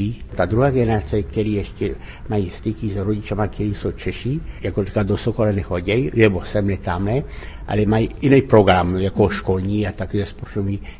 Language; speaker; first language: Czech; early bilingual, heritage; French